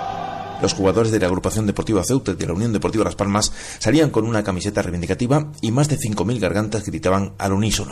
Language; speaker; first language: Spanish; native; Spanish